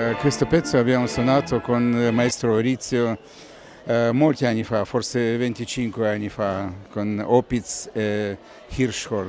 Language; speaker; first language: Italian; non-native, learner; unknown